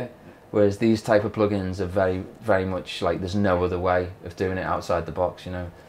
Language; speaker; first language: English; native; English